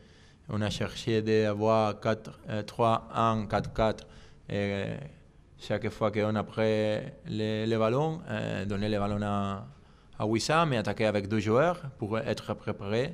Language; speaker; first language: French; non-native, learner; Spanish